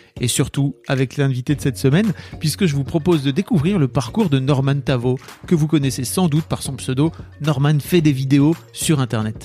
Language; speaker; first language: French; native; French